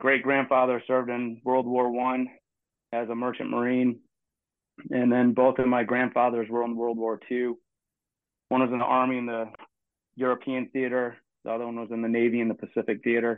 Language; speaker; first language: English; native; English